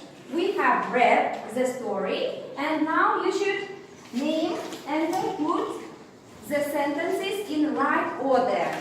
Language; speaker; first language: English; non-native, fluent; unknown